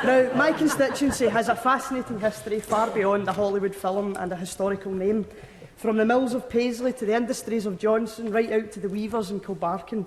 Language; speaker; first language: English; native; English